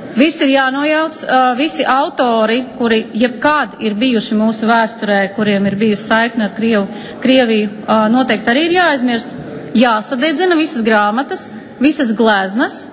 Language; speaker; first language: Latvian; non-native, local second language; Russian